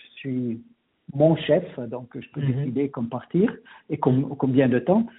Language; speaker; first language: French; native; French